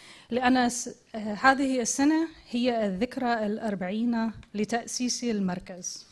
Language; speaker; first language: Arabic; non-native, fluent; English